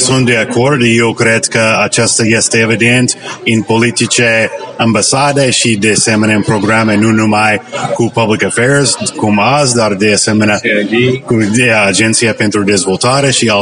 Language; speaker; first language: Romanian; non-native, learner; English